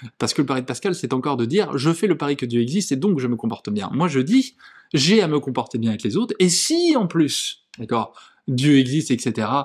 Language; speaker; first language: French; native; French